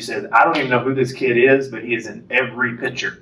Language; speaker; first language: English; native; English